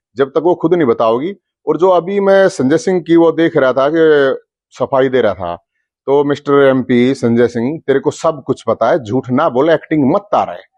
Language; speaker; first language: Hindi; native; Hindi